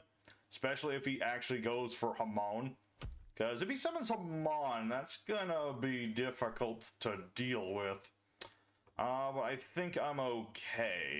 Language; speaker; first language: English; native; English